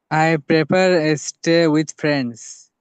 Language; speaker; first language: English; non-native, learner; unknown